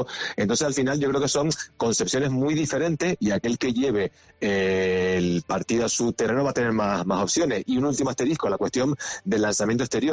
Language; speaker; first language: Spanish; native; Spanish